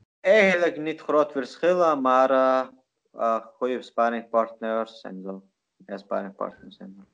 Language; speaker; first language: Dutch; non-native, learner; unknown